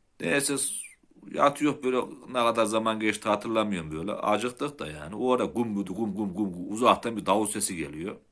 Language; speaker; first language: Turkish; native; Turkish